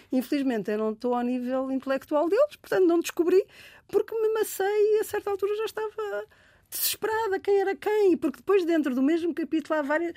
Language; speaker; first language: Portuguese; native; Portuguese